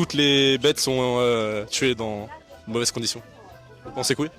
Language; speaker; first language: French; native; French